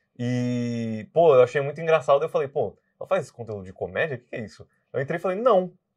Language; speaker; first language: Portuguese; native; Portuguese